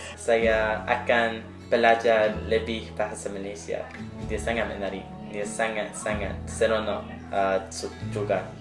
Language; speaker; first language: Malay; non-native, learner; English